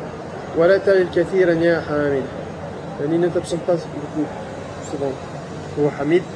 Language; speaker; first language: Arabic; non-native, learner; French